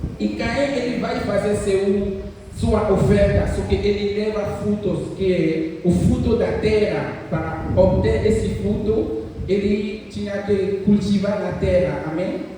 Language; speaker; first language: Portuguese; non-native, fluent; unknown